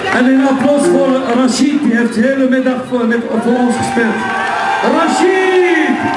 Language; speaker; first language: Dutch; non-native, learner; Arabic